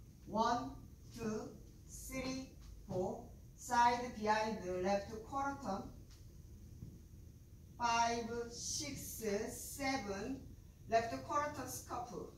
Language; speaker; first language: English; non-native, fluent; Korean